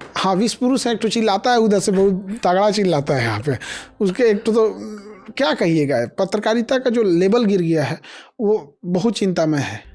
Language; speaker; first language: Hindi; native; Hindi